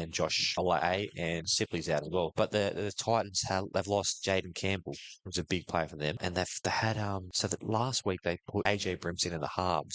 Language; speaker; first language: English; native; English